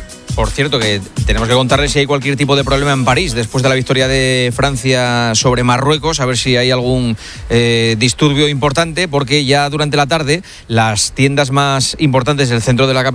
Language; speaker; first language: Spanish; native; Spanish